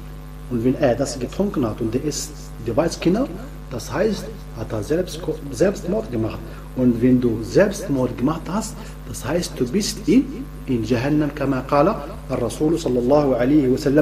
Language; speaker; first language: German; non-native, fluent; Arabic